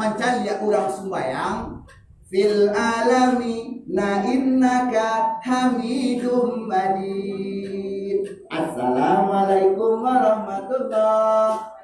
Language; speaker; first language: Indonesian; non-native, local second language; Minangkabau